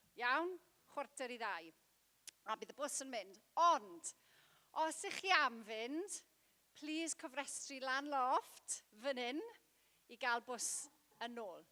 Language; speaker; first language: Welsh; non-native, local second language; English